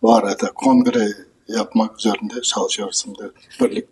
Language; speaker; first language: Turkish; non-native, learner; Kazakh